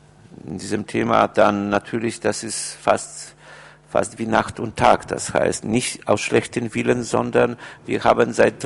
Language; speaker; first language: German; non-native, fluent; Polish